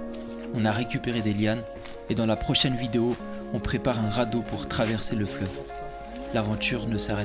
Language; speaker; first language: French; native; French